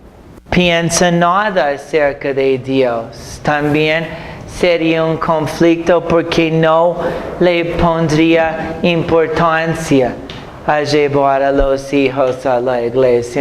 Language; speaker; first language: Spanish; non-native, fluent; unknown